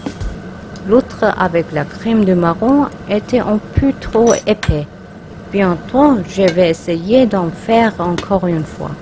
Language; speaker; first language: French; non-native, learner; Korean